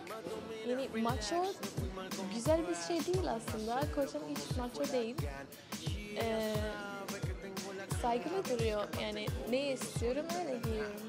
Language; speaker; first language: Turkish; non-native, learner; English